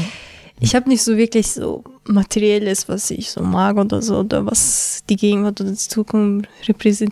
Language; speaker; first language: German; early bilingual, other home language; Chechen